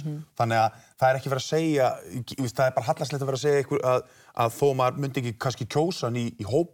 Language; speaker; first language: Icelandic; native; Icelandic